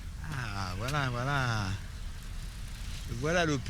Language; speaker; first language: French; native; French